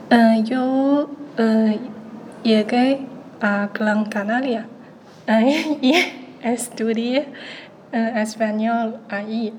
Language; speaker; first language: Spanish; non-native, learner; Chinese